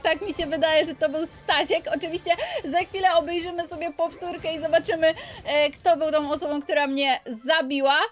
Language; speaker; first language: Polish; native; Polish